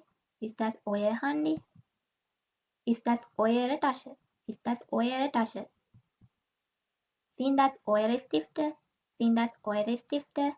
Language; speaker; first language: German; non-native, learner; Sinhala